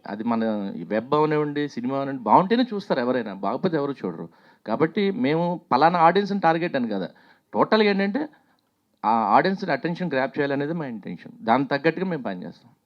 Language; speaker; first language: Telugu; native; Telugu